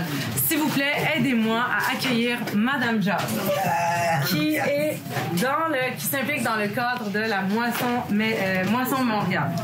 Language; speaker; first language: French; native; French